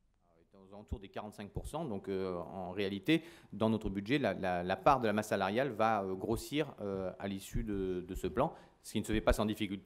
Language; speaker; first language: French; native; French